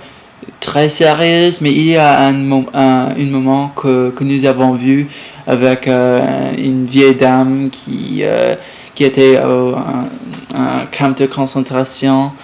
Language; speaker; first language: French; non-native, learner; English